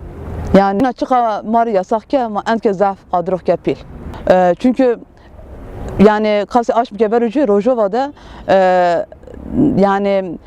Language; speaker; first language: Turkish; non-native, local second language; Zaza